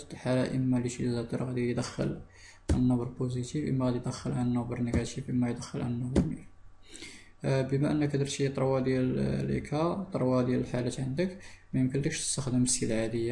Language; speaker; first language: Arabic; native; Arabic